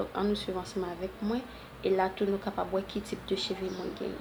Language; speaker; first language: French; non-native, local second language; Haitian Creole